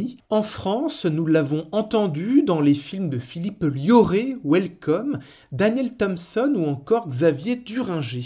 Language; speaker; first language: French; native; French